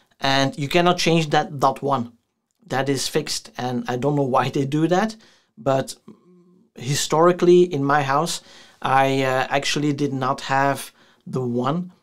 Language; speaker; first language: English; non-native, fluent; Dutch